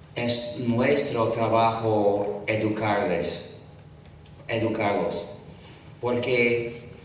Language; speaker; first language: Spanish; non-native, fluent; English